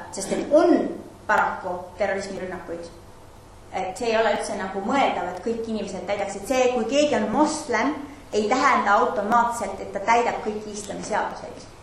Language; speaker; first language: Estonian; non-native, fluent; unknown